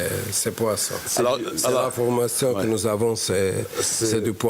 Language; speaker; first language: French; non-native, fluent; Portuguese